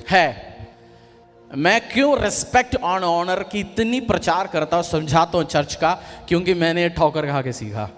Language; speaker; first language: Hindi; non-native, local second language; Malayalam